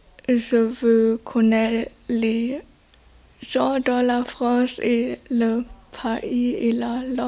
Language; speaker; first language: French; non-native, learner; German